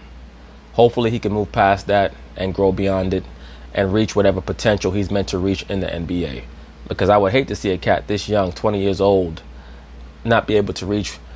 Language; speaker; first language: English; native; English